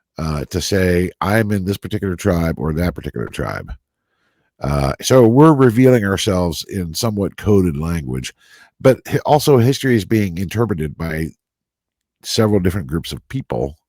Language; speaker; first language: English; native; English